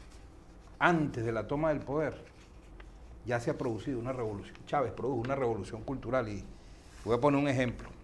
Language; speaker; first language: Spanish; native; Spanish